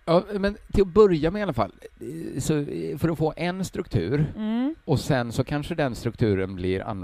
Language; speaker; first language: Swedish; native; Swedish